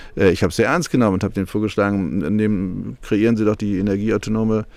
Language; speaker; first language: German; native; German